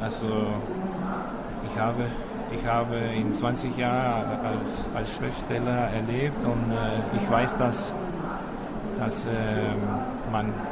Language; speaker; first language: German; non-native, learner; Danish